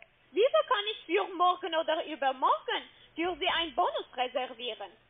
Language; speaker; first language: German; non-native, learner; Russian